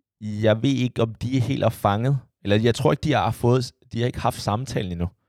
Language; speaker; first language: Danish; early bilingual, other home language; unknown